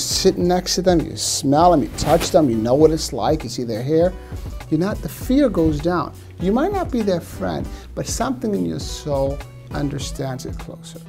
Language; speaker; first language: English; early bilingual, other home language; Spanish